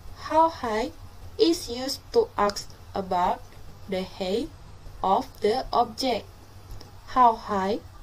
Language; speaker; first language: English; non-native, fluent; Indonesian